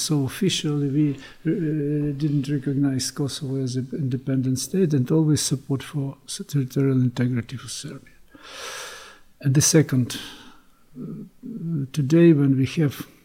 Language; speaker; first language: English; non-native, learner; Ukrainian